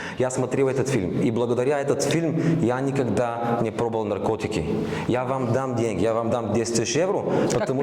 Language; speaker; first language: Russian; non-native, learner; Bulgarian